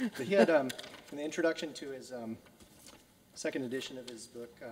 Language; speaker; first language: English; native; English